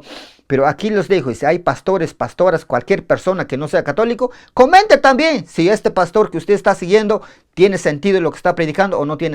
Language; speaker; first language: Spanish; native; Spanish